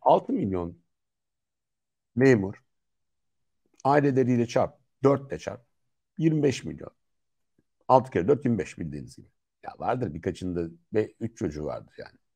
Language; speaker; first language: Turkish; native; Turkish